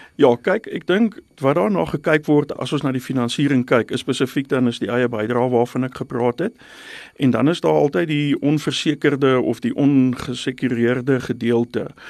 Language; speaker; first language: Afrikaans; non-native, local second language; English